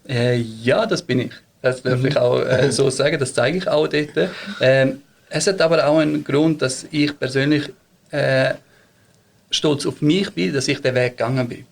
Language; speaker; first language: German; early bilingual, other home language; Bosnian